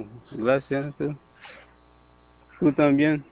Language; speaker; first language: Spanish; non-native, learner; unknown